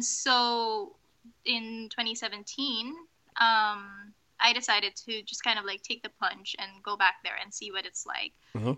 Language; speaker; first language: English; non-native, local second language; Filipino